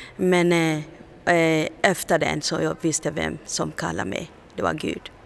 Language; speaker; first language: Swedish; non-native, learner; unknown